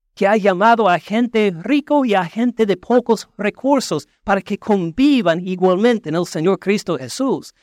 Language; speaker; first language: Spanish; non-native, fluent; English